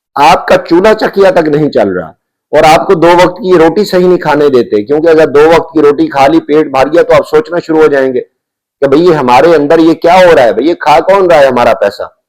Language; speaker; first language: Urdu; non-native, local second language; Punjabi